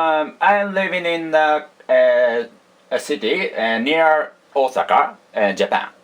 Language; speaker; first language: English; non-native, learner; Japanese